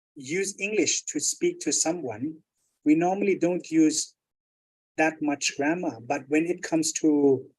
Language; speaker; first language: English; non-native, fluent; Thai